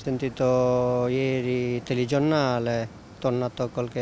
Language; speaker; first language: Italian; non-native, learner; Bangla